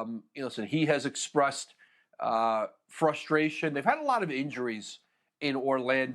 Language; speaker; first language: English; native; English